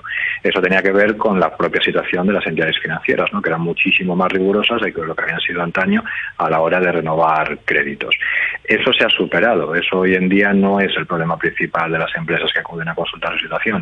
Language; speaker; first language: Spanish; native; Spanish